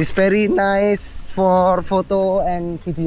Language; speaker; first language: English; non-native, learner; Indonesian